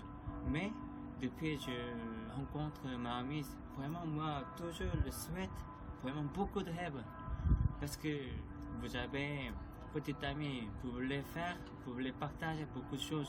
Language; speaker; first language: French; non-native, learner; Korean